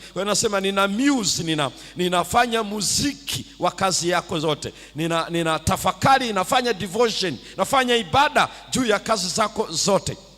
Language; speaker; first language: Swahili; native; Swahili